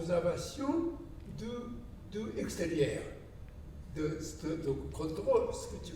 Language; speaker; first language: French; non-native, learner; Japanese